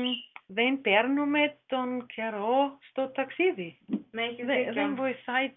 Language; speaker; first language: Greek; non-native, learner; German